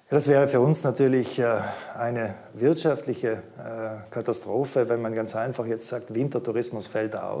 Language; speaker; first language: German; native; German